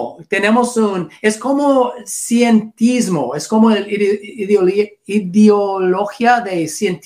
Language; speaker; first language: Spanish; non-native, learner; English